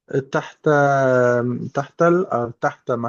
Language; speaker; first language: Arabic; non-native, learner; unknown